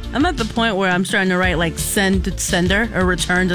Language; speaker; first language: English; native; English